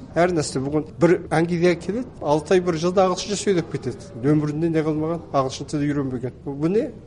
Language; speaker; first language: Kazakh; early bilingual, heritage; Kazakh